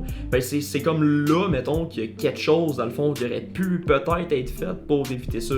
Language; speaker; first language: French; native; French